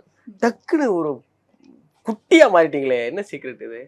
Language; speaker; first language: Tamil; native; Tamil